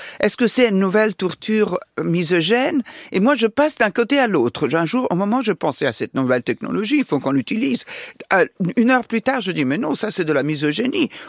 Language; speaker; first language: French; non-native, fluent; Italian